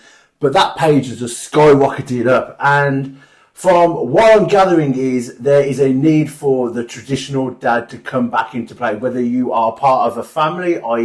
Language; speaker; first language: English; native; English